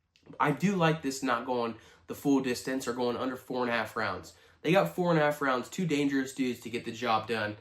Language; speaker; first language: English; native; English